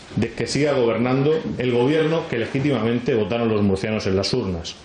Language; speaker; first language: Spanish; non-native, fluent; English